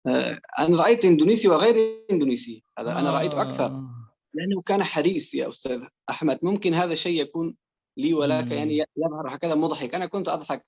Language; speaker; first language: Arabic; non-native, fluent; Persian